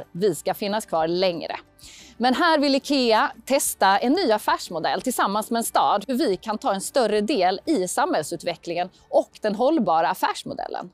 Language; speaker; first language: Swedish; native; Swedish